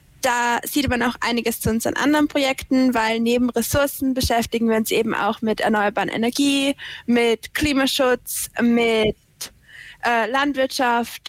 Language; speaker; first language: German; native; German